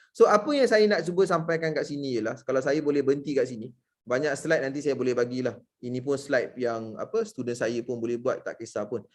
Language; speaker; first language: Malay; native; Malay